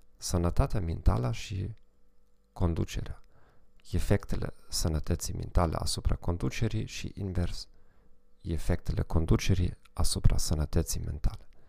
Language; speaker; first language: Romanian; non-native, fluent; German